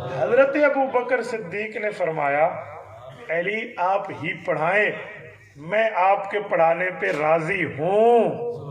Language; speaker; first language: Urdu; non-native, local second language; Saraiki